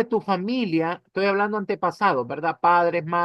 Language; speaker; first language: Spanish; native; Spanish